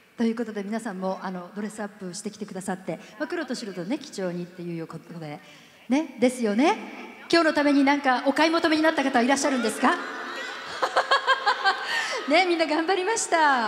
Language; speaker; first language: Japanese; native; Japanese